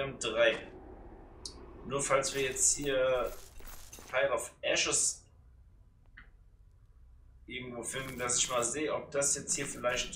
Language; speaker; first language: German; native; German